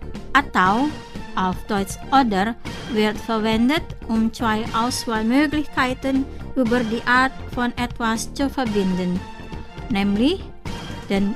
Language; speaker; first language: German; non-native, fluent; Indonesian